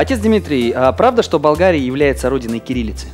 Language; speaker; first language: Russian; native; Russian